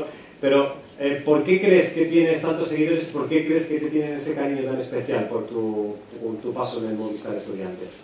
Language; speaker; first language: Spanish; native; Spanish